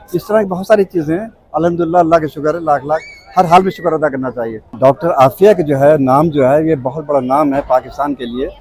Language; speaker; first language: Urdu; native; Urdu